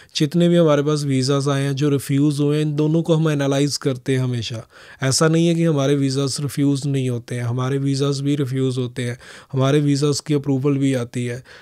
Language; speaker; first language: Hindi; non-native, local second language; Punjabi